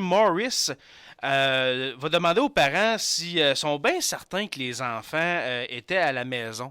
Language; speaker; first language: French; native; French